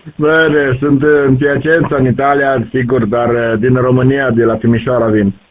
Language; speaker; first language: Romanian; native; Romanian